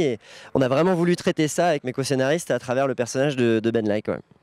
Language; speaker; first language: French; native; French